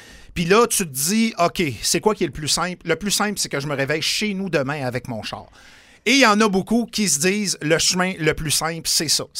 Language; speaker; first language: French; native; French